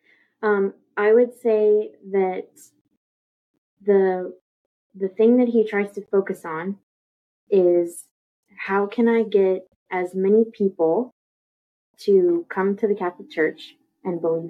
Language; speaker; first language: English; native; English